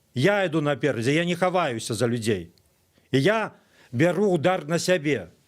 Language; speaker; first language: Belarusian; native; Belarusian